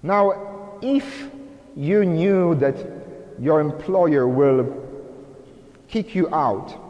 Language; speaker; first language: English; non-native, fluent; Polish